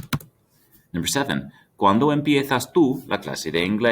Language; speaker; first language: Spanish; non-native, fluent; English